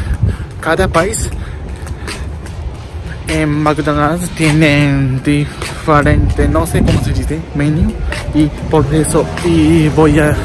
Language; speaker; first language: Spanish; non-native, learner; Japanese